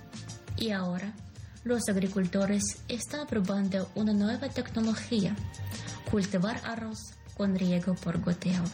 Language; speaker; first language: Spanish; non-native, fluent; Ukrainian